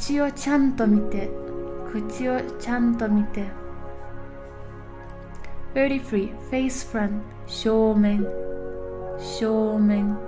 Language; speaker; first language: Japanese; non-native, fluent; English